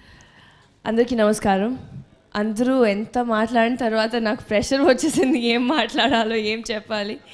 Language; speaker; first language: Telugu; non-native, fluent; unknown